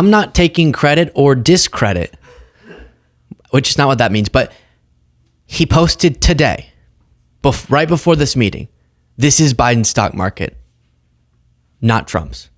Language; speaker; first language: English; native; English